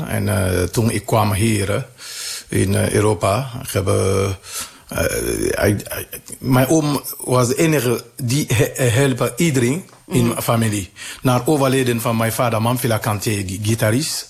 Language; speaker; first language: Dutch; non-native, learner; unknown